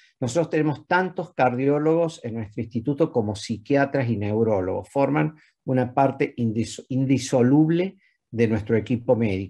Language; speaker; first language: Spanish; native; Spanish